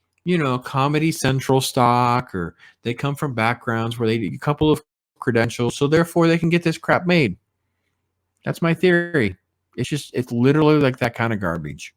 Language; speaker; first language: English; native; English